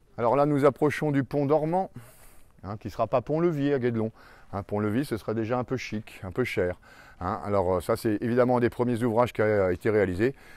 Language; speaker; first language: French; native; French